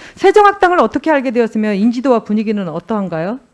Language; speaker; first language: Korean; native; Korean